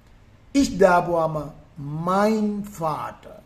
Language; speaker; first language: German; non-native, fluent; Sinhala